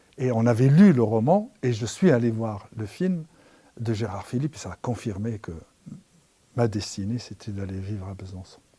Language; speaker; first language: French; non-native, local second language; Arabic